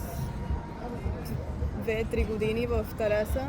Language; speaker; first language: Bulgarian; early bilingual, heritage; Bulgarian